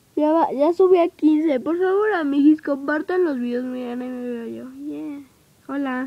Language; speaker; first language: Spanish; native; Spanish